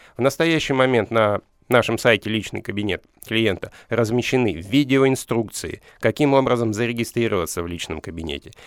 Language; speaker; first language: Russian; native; Russian